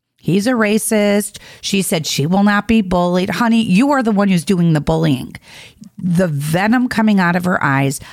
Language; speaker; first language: English; native; English